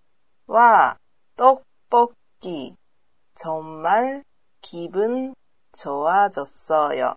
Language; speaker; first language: Korean; non-native, learner; Japanese